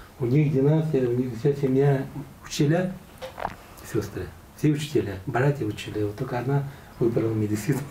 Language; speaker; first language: Russian; non-native, local second language; Buriat